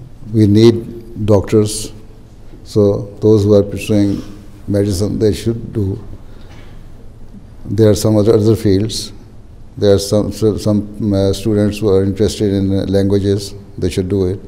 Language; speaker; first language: English; non-native, local second language; Urdu